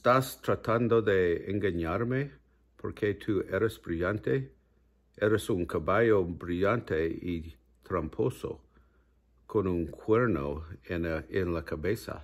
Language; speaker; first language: Spanish; non-native, learner; English